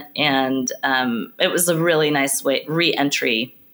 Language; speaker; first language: English; native; English